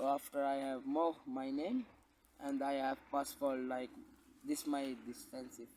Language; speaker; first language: English; non-native, local second language; Punjabi